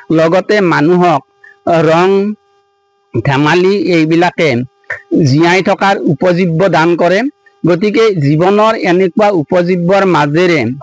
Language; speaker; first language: Assamese; native; Assamese